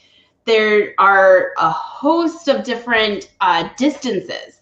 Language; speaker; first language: English; native; English